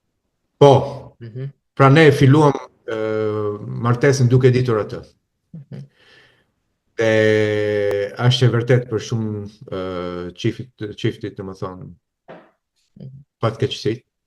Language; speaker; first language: Albanian; non-native, fluent; Italian